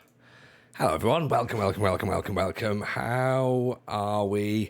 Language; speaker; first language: English; native; English